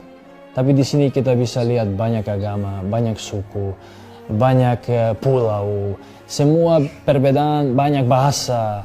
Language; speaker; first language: Indonesian; non-native, fluent; Serbian